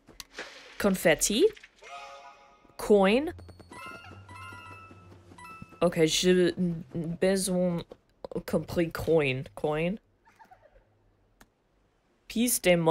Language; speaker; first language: French; non-native, learner; English